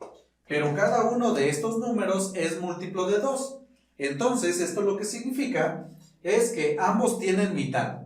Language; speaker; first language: Spanish; native; Spanish